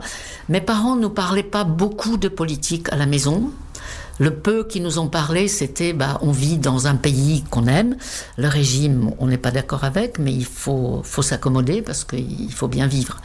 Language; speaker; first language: French; non-native, fluent; Czech